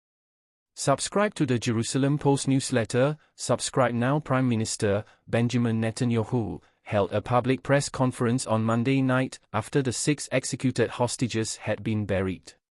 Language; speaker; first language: English; non-native, fluent; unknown